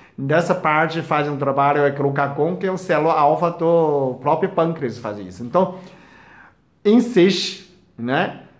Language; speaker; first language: Portuguese; non-native, fluent; Chinese